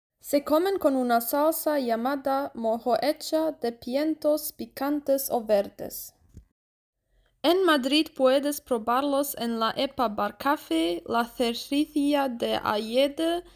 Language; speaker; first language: Spanish; non-native, learner; German